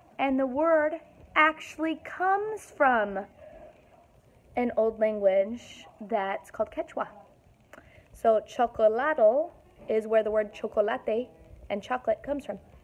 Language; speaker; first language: English; native; English